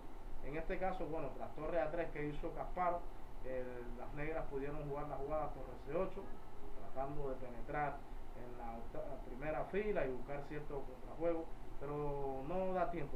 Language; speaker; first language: Spanish; native; Spanish